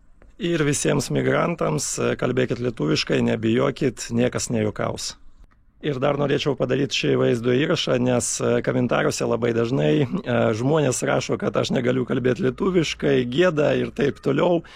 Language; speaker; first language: Lithuanian; non-native, fluent; Russian